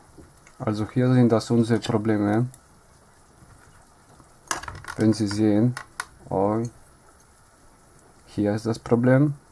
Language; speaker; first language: German; non-native, learner; Polish